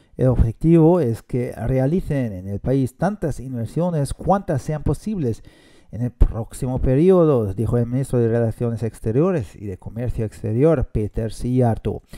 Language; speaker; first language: Spanish; non-native, fluent; Hungarian